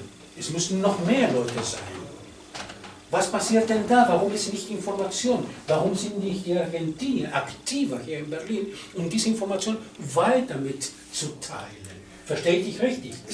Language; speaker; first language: German; non-native, fluent; Spanish